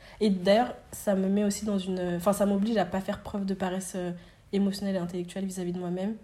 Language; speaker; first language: French; native; French